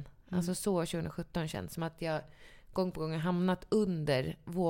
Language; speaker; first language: Swedish; native; Swedish